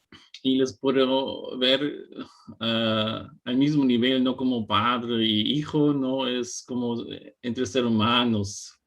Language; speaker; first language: Spanish; non-native, fluent; German